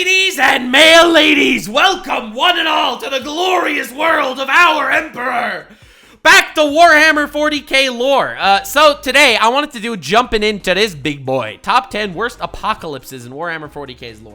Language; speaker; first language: English; native; English